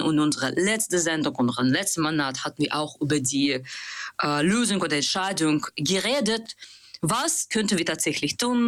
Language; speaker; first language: German; non-native, learner; Russian